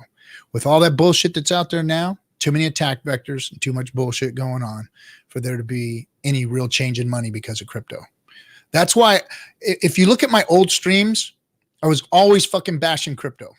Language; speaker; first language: English; native; English